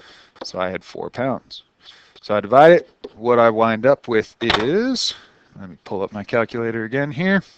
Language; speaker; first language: English; native; English